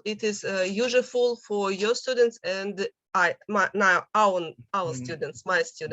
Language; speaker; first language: English; non-native, learner; Russian